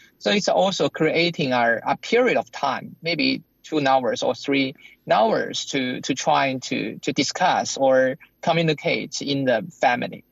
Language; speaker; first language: English; non-native, fluent; Chinese